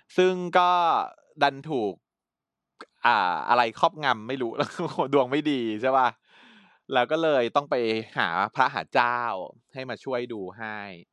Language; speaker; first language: Thai; native; Thai